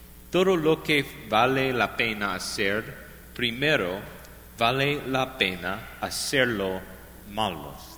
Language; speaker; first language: Spanish; non-native, learner; English